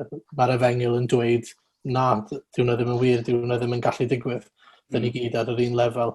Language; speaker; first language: Welsh; native; Welsh